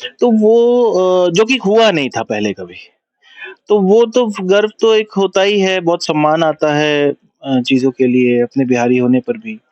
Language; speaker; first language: Hindi; non-native, local second language; Bhojpuri